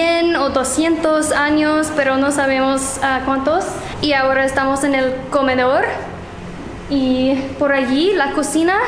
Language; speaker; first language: Spanish; non-native, learner; English